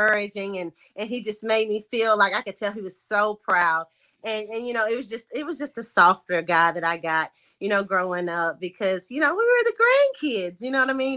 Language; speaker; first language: English; native; English